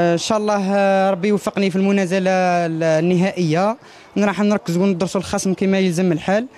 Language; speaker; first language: Arabic; native; Arabic